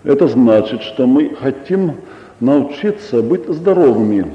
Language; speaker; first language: Russian; non-native, local second language; Estonian